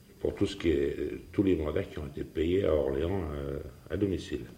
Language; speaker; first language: French; native; French